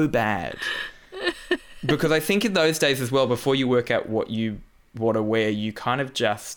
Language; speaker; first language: English; native; English